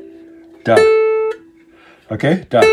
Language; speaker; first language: Russian; non-native, learner; English